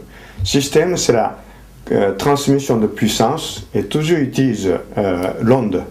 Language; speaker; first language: French; non-native, fluent; Japanese